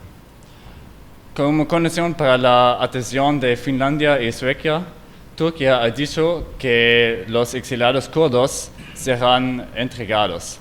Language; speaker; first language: Spanish; non-native, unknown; German